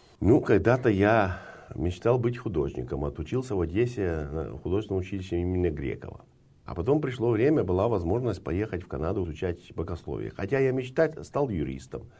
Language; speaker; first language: Russian; non-native, local second language; Ukrainian